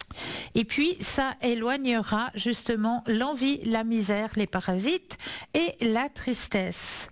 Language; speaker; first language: French; native; French